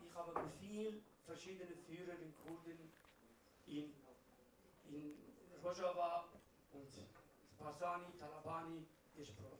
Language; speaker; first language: German; non-native, learner; Kurdish